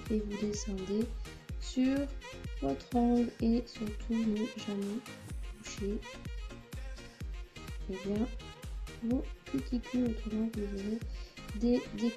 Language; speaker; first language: French; native; French